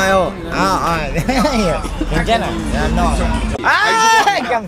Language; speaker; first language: Korean; non-native, learner; Japanese